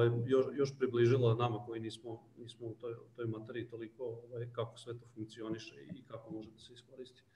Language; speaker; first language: Serbian; native; Serbian